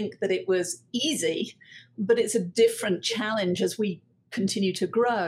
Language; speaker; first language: English; native; English